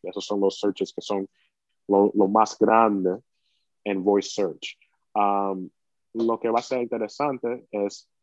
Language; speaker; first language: Spanish; early bilingual, heritage; Spanish